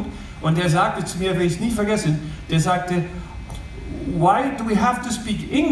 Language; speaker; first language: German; non-native, fluent; English